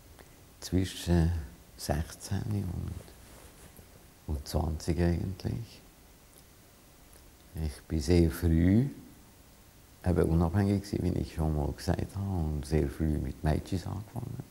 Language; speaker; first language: German; non-native, fluent; Hungarian